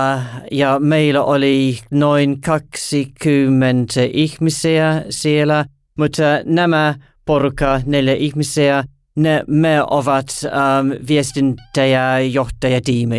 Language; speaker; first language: Finnish; non-native, learner; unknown